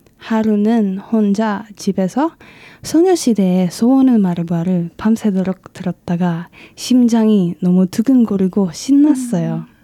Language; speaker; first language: Korean; non-native, fluent; Indonesian